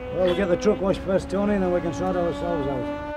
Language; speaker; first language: English; native; English